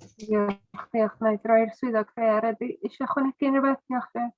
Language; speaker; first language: Welsh; native; Welsh